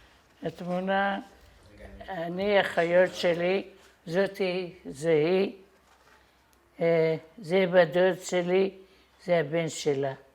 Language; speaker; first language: Hebrew; non-native, fluent; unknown